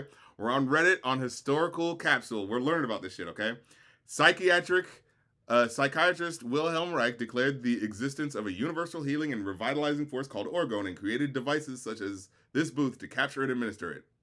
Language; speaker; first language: English; native; English